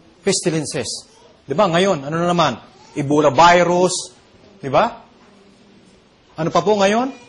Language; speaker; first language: Filipino; non-native, local second language; Bikol